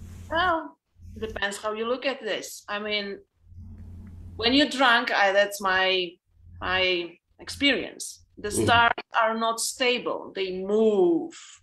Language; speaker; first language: English; non-native, fluent; Polish